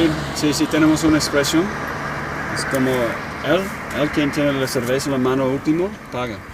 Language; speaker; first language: Spanish; non-native, learner; English